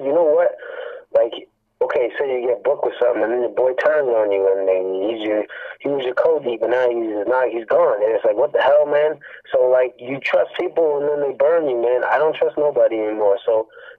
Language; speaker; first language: English; native; English